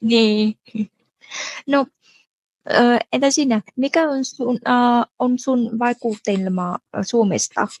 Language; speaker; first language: Finnish; non-native, fluent; Vietnamese